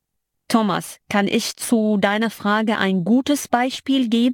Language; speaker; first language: German; non-native, fluent; Arabic